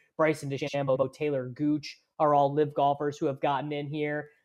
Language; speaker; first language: English; native; English